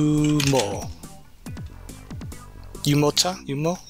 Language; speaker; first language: Korean; non-native, learner; English